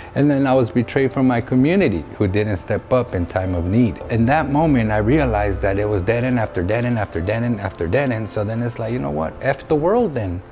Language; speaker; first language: English; native; English